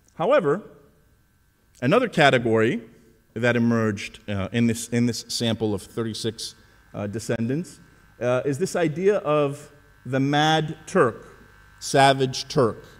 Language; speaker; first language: English; early bilingual, other home language; Greek